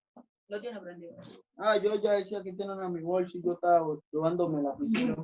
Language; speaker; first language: Spanish; native; Spanish